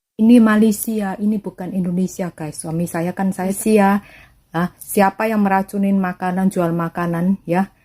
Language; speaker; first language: Indonesian; native; Indonesian